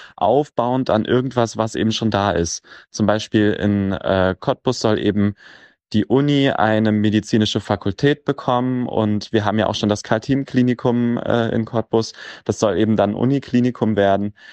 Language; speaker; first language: German; native; German